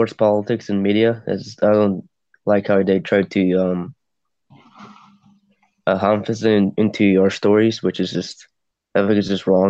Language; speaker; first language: English; native; English